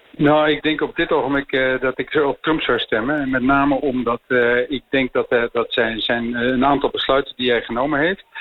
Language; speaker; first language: Dutch; native; Dutch